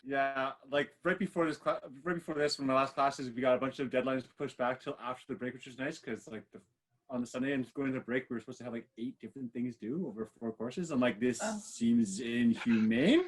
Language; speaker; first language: English; native; English